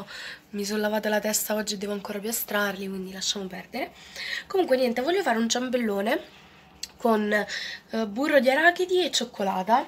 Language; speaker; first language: Italian; native; Italian